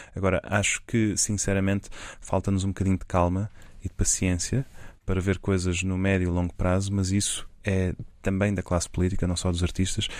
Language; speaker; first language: Portuguese; native; Portuguese